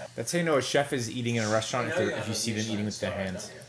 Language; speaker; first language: English; native; English